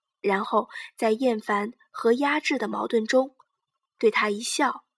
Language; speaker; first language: Chinese; native; Chinese